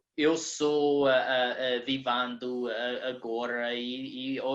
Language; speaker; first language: Portuguese; non-native, learner; English